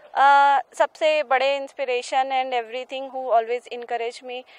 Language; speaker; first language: Hindi; native; Hindi